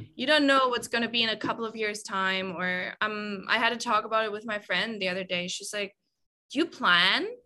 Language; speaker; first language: English; non-native, fluent; German